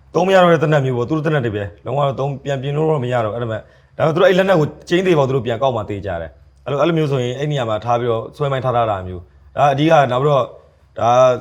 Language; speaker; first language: Burmese; native; Burmese